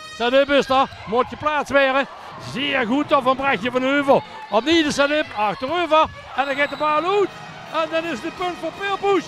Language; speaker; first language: Dutch; native; Dutch